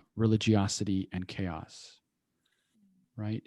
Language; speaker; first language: English; early bilingual, other home language; Persian